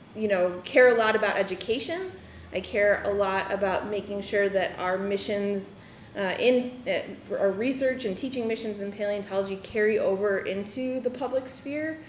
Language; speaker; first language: English; native; English